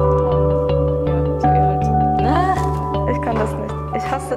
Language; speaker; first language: German; non-native, fluent; Czech